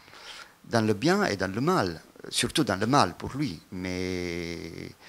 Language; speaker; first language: French; non-native, fluent; Italian